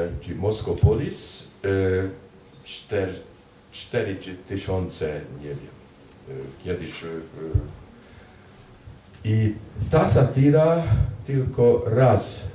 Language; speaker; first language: Polish; non-native, fluent; Hungarian